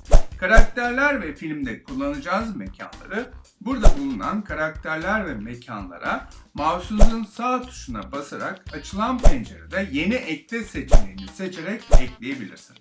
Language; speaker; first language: Turkish; native; Turkish